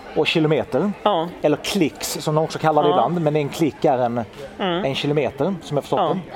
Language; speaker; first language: Swedish; early bilingual, other home language; Italian